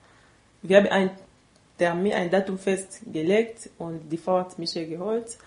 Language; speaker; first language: German; non-native, learner; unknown